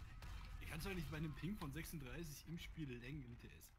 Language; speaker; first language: German; native; German